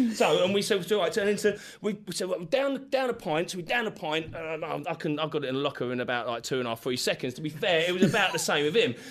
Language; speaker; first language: English; native; English